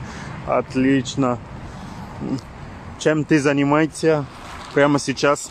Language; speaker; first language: Russian; non-native, learner; French